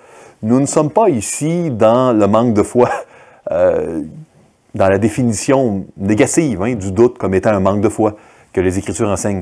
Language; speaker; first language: French; native; French